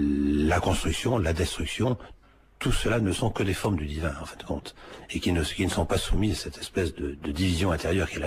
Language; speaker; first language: French; native; French